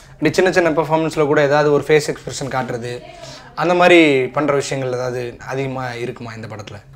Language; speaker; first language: Tamil; native; Tamil